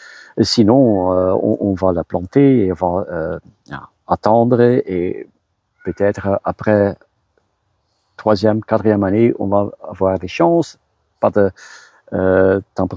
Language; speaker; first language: French; non-native, local second language; Dutch